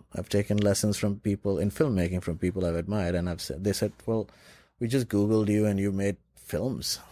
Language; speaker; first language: English; non-native, local second language; Urdu